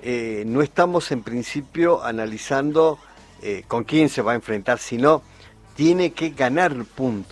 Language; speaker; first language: Spanish; native; Spanish